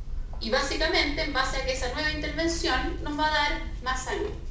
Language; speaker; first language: Spanish; native; Spanish